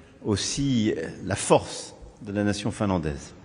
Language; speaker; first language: French; native; French